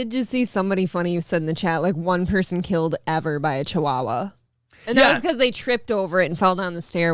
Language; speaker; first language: English; native; English